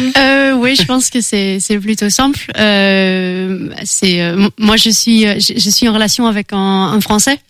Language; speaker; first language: French; non-native, fluent; Dutch